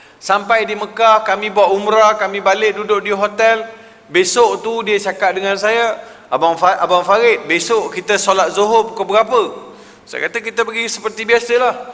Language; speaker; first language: Malay; non-native, local second language; Tamil